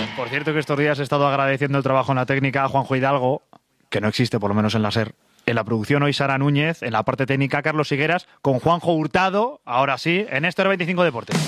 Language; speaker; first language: Spanish; native; Spanish